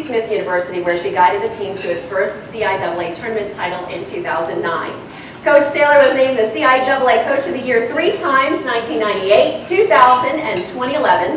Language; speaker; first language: English; native; English